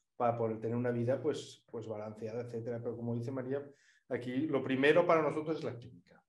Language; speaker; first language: Spanish; native; Spanish